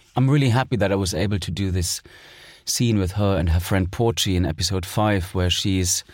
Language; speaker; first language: English; non-native, fluent; German